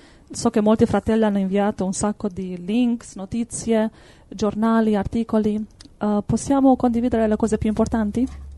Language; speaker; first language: Italian; native; Italian